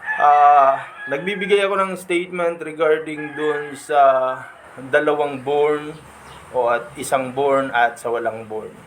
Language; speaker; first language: Filipino; non-native, local second language; Bikol